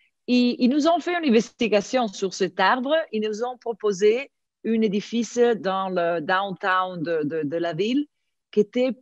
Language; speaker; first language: French; non-native, fluent; Italian